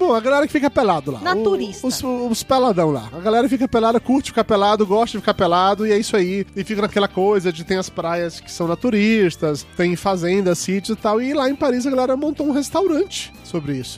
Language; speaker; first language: Portuguese; native; Portuguese